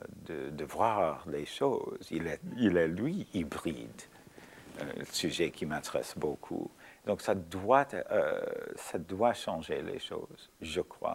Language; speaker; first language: French; non-native, fluent; English